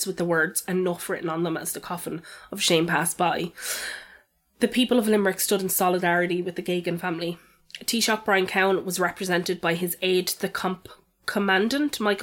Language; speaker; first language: English; native; English